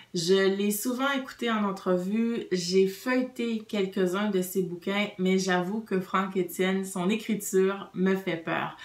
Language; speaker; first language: French; native; French